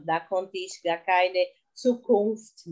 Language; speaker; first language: German; non-native, learner; Portuguese